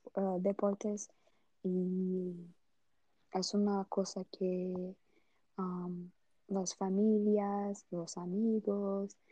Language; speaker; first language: Spanish; non-native, learner; Portuguese